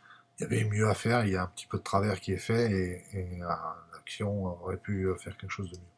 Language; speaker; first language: French; native; French